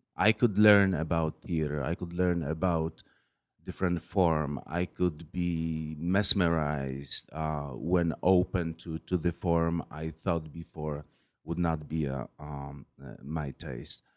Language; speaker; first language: English; non-native, fluent; Polish